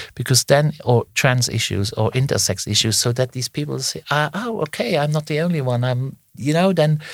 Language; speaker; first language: English; non-native, fluent; Luxembourgish